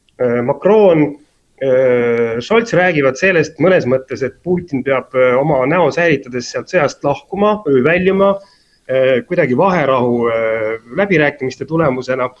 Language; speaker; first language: Estonian; native; Estonian